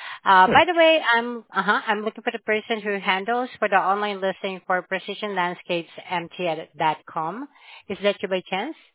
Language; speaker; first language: English; non-native, fluent; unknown